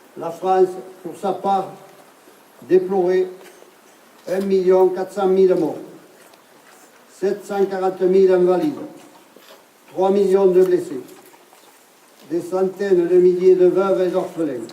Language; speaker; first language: French; native; French